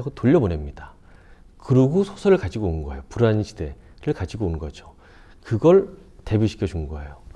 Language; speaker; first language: Korean; native; Korean